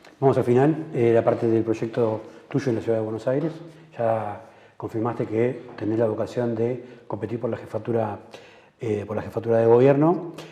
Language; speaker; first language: Spanish; native; Spanish